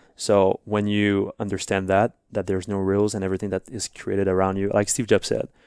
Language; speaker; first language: English; non-native, fluent; French